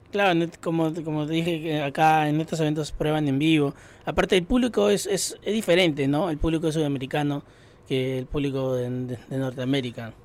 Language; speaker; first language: Spanish; native; Spanish